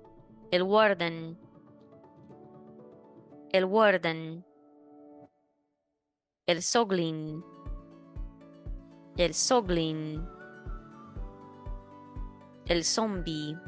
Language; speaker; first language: Spanish; non-native, fluent; English